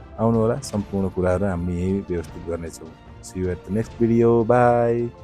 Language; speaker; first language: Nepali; native; Nepali